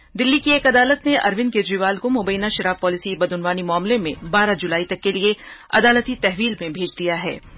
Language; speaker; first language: Urdu; native; Urdu